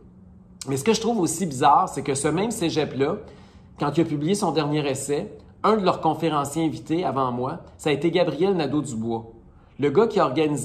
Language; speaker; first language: French; native; French